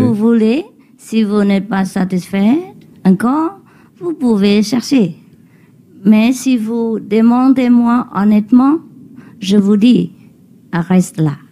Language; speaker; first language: French; non-native, learner; Vietnamese